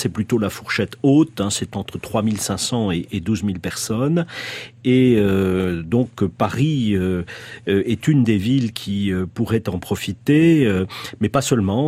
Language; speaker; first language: French; native; French